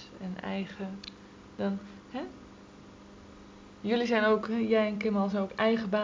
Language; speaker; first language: Dutch; native; Dutch